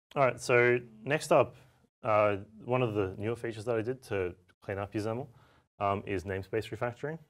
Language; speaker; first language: English; native; English